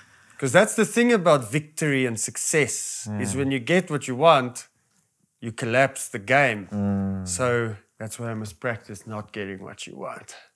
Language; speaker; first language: English; non-native, local second language; Afrikaans